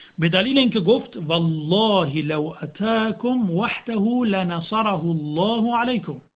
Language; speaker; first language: Persian; native; Persian